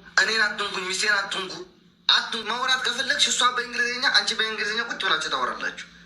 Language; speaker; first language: Amharic; native; Amharic